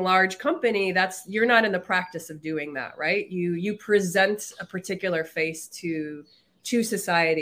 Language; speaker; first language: English; native; English